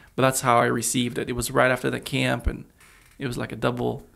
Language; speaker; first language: English; early bilingual, other home language; Russian